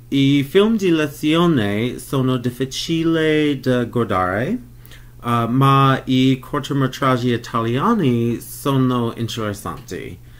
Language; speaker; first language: Italian; non-native, learner; English